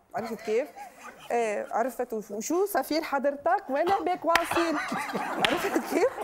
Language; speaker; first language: Arabic; native; Arabic